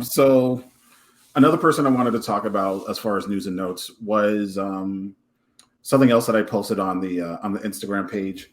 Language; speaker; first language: English; native; English